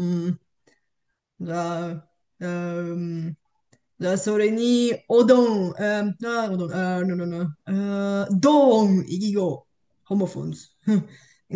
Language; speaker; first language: Japanese; non-native, learner; Bulgarian